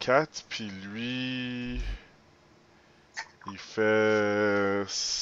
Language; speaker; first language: French; native; French